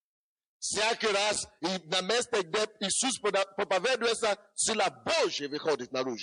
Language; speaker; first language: Russian; non-native, fluent; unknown